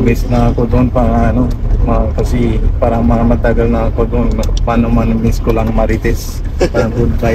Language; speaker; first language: Filipino; non-native, learner; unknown